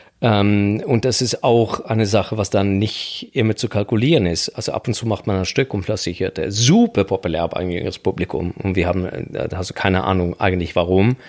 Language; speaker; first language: German; non-native, fluent; Swedish